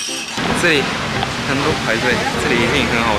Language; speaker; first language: Chinese; non-native, fluent; Japanese